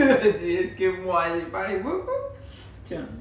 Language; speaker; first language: French; non-native, learner; Haitian Creole